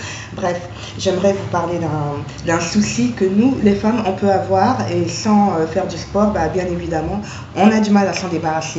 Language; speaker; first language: French; native; French